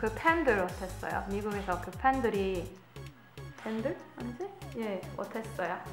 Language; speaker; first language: Korean; non-native, learner; English